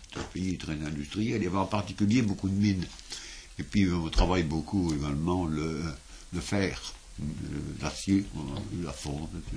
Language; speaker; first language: French; native; French